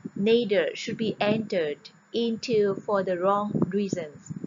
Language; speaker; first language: English; non-native, fluent; Vietnamese